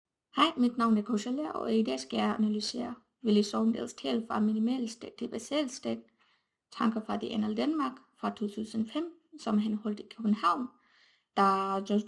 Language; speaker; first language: Danish; non-native, fluent; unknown